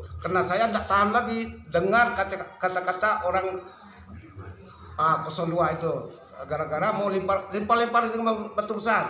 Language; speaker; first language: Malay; non-native, local second language; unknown